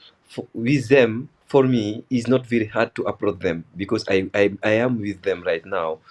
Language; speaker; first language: English; non-native, local second language; Wolof